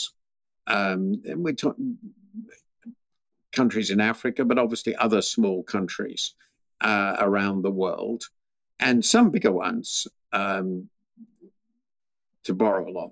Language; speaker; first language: English; native; English